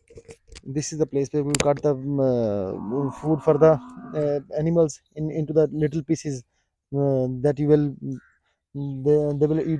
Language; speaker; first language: English; non-native, local second language; Punjabi